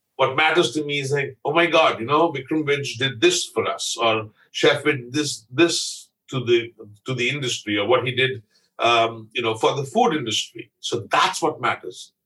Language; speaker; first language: English; non-native, local second language; Punjabi